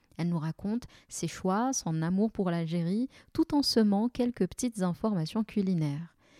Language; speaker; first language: French; non-native, local second language; Arabic